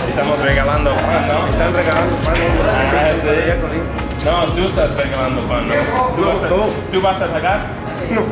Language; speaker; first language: Spanish; non-native, learner; English